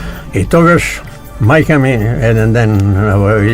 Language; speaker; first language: Macedonian; native; Macedonian